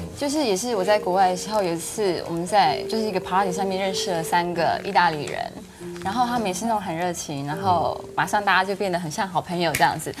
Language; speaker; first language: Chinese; early bilingual, heritage; Chinese